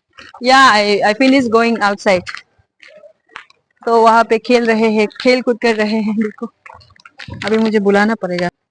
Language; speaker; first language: Hindi; non-native, local second language; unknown